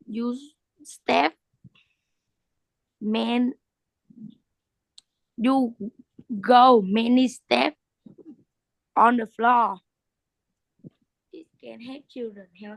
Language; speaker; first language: English; non-native, learner; Vietnamese